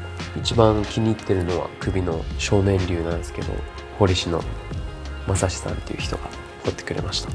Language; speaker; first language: Japanese; native; Japanese